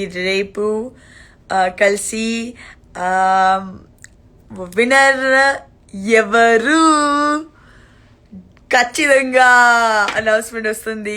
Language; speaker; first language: Telugu; non-native, learner; Gujarati